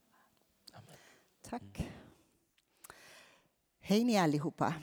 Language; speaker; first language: Swedish; non-native, fluent; Persian